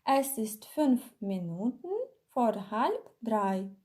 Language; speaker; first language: German; non-native, fluent; Ukrainian